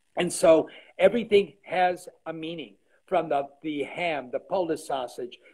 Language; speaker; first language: English; early bilingual, other home language; Polish